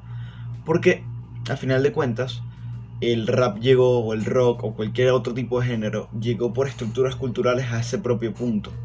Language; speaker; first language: Spanish; native; Spanish